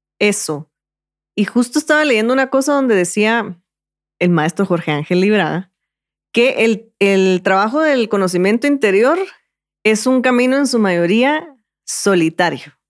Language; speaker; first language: Spanish; native; Spanish